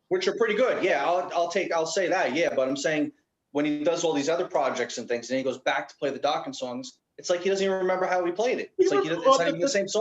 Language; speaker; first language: English; native; English